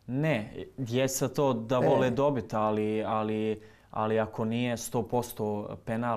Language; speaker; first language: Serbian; early bilingual, heritage; Croatian